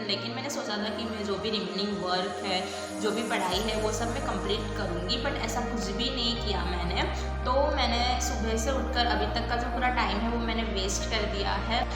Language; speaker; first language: Hindi; non-native, local second language; Marathi